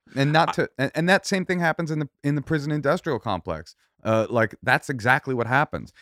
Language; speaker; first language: English; native; English